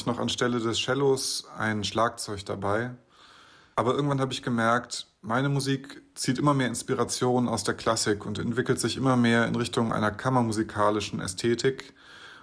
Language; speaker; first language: German; native; German